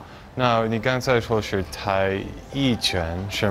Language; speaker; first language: Chinese; non-native, fluent; English